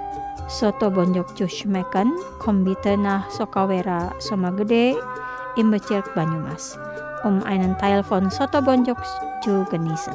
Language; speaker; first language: German; non-native, learner; Indonesian